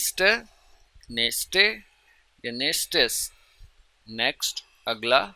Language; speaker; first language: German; non-native, fluent; Urdu